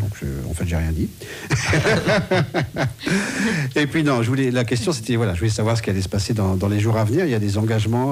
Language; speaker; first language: French; native; French